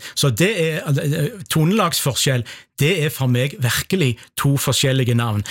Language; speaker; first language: Norwegian; native; Norwegian